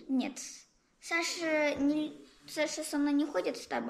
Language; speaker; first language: Russian; early bilingual, heritage; Russian